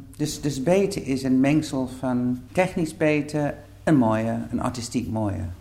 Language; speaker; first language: Dutch; non-native, fluent; English